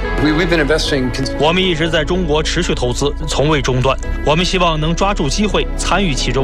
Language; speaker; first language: Chinese; non-native, fluent; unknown